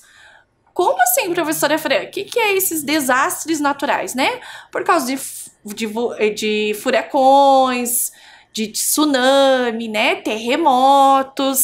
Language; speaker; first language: Portuguese; native; Portuguese